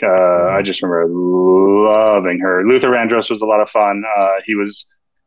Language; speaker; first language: English; native; English